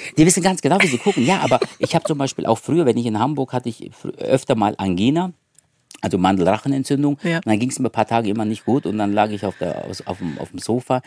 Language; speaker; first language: German; early bilingual, other home language; Turkish